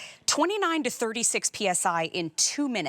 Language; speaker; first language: English; native; English